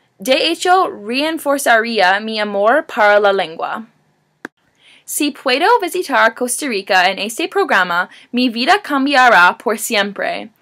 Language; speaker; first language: Spanish; non-native, learner; English